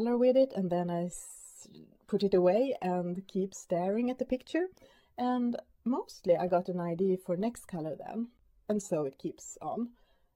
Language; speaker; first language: English; non-native, fluent; Swedish